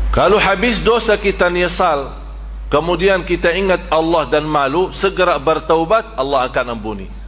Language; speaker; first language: Malay; non-native, fluent; Arabic